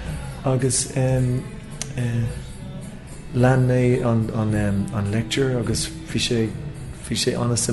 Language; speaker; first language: Irish; non-native, local second language; English